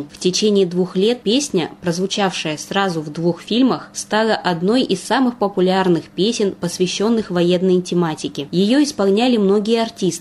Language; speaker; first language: Russian; native; Russian